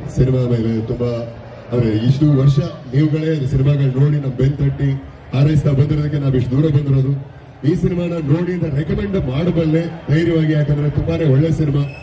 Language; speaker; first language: Kannada; native; Kannada